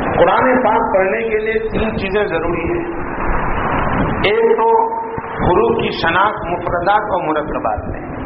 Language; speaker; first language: Urdu; non-native, local second language; Gujarati